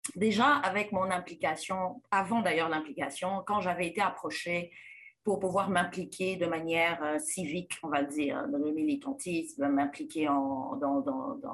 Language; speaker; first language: French; non-native, local second language; Lingala